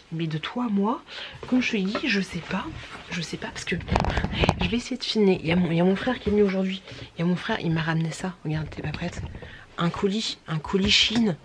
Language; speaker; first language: French; native; French